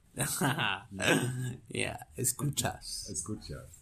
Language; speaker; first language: English; non-native, fluent; Dutch